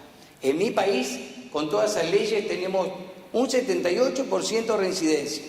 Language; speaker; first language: Spanish; native; Spanish